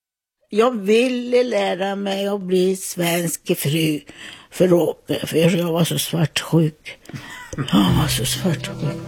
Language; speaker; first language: Swedish; non-native, fluent; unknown